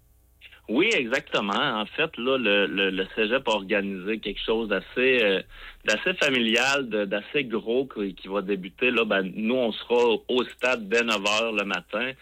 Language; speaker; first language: French; native; French